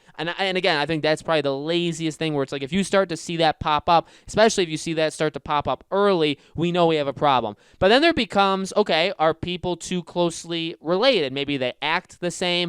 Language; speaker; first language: English; native; English